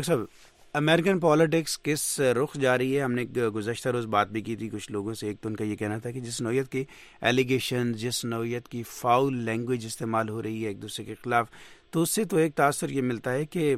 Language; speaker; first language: Urdu; native; Urdu